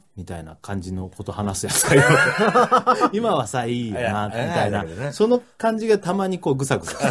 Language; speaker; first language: Japanese; native; Japanese